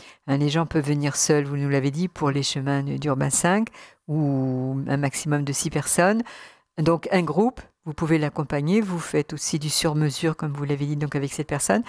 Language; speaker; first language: French; native; French